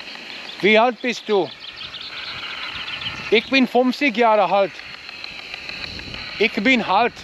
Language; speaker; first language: German; non-native, learner; English